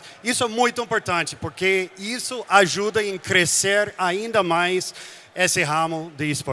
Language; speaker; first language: Portuguese; non-native, fluent; English